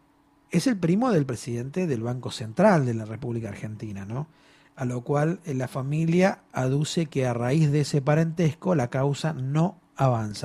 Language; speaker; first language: Spanish; native; Spanish